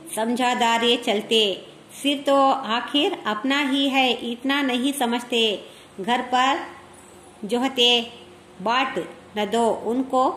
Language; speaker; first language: Hindi; non-native, local second language; Kannada